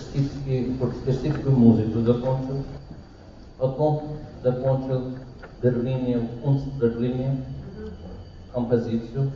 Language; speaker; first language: Russian; non-native, learner; Persian